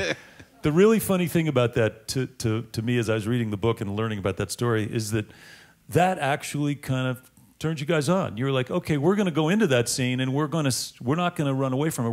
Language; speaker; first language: English; native; English